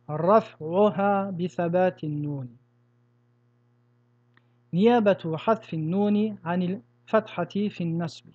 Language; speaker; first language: Arabic; non-native, fluent; French